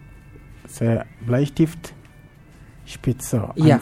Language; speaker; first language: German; non-native, fluent; French